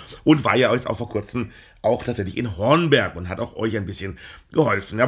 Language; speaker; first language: German; native; German